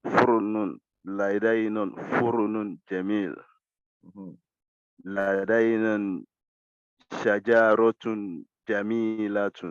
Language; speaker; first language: Arabic; non-native, learner; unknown